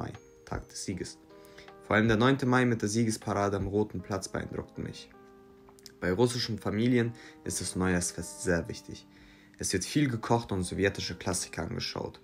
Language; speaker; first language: German; early bilingual, other home language; Russian